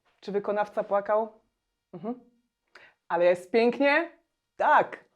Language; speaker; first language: Polish; native; Polish